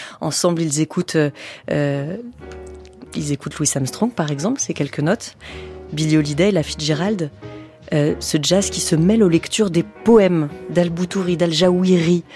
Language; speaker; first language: French; native; French